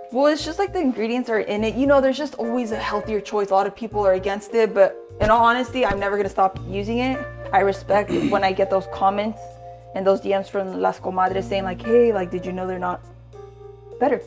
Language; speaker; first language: English; early bilingual, other home language; Spanish